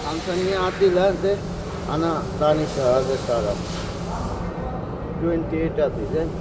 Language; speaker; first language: Arabic; non-native, learner; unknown